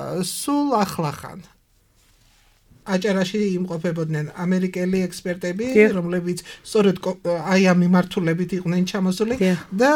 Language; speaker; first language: Georgian; native; Georgian